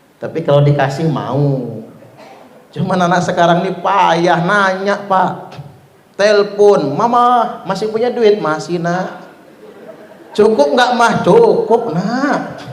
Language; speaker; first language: Indonesian; non-native, local second language; Malay